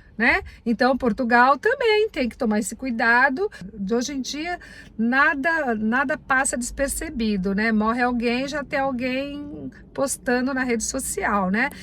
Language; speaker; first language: Portuguese; native; Portuguese